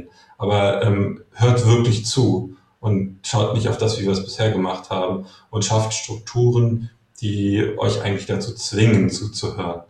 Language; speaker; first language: German; native; German